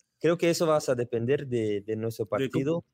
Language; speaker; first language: Spanish; non-native, learner; Portuguese